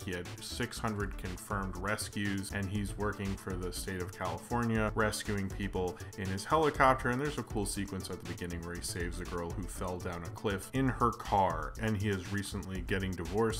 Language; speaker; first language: English; native; English